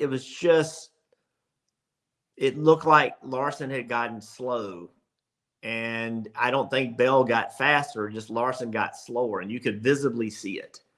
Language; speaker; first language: English; native; English